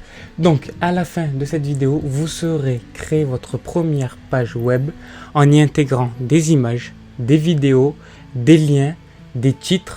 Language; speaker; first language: French; native; French